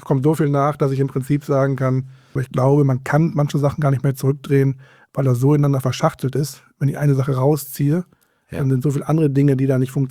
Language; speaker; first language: German; native; German